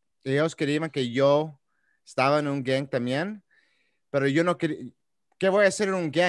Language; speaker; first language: Spanish; early bilingual, other home language; English